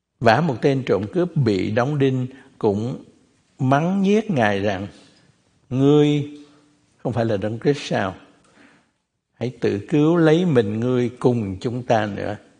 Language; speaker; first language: Vietnamese; native; Vietnamese